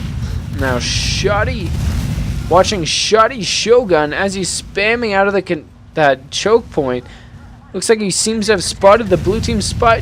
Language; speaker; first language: English; native; English